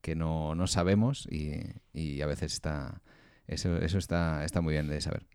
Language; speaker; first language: Spanish; native; Spanish